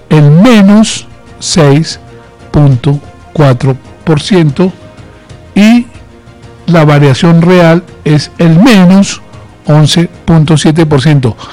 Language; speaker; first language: Spanish; native; Spanish